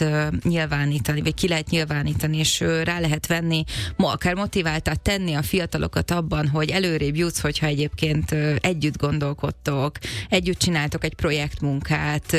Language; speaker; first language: Hungarian; native; Hungarian